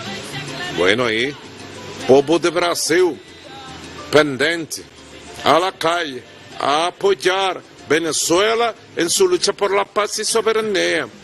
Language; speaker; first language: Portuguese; non-native, learner; Spanish